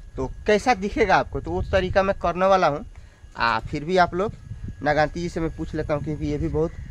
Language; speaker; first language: Hindi; native; Hindi